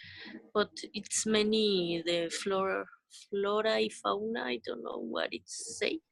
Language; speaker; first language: English; non-native, learner; Spanish